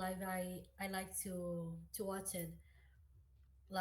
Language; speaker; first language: English; non-native, learner; Portuguese